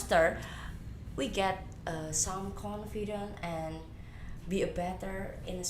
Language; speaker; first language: English; non-native, learner; Indonesian